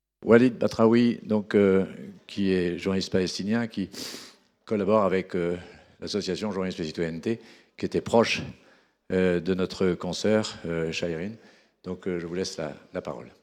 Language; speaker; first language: French; native; French